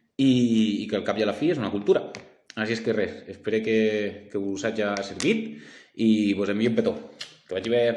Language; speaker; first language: Catalan; non-native, local second language; Spanish